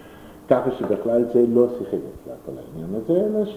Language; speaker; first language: Hebrew; non-native, fluent; German